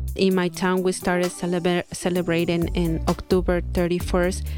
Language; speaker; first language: English; non-native, fluent; Spanish